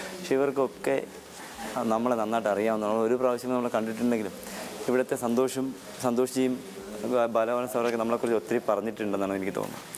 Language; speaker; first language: Malayalam; native; Malayalam